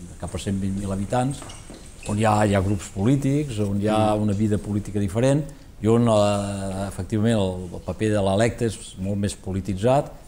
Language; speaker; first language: Catalan; native; Catalan